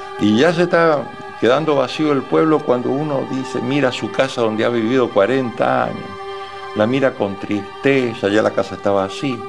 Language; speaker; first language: Spanish; native; Spanish